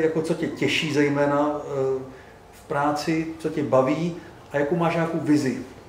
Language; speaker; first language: Czech; native; Czech